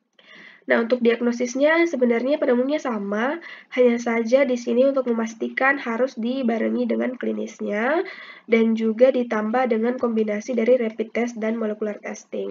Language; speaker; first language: Indonesian; native; Indonesian